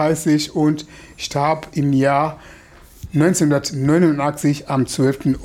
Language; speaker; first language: German; non-native, fluent; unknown